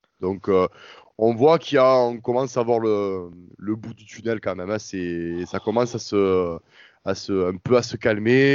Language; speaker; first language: French; native; French